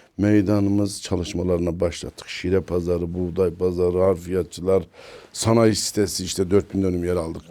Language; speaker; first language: Turkish; native; Turkish